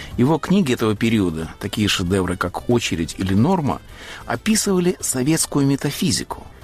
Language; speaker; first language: Russian; native; Russian